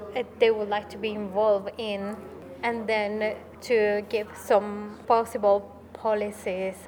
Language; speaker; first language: English; non-native, fluent; Spanish